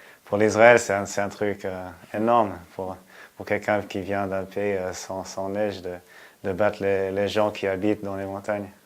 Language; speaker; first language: French; non-native, fluent; Hebrew